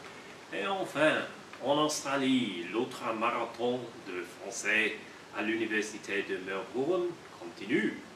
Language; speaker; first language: French; non-native, learner; English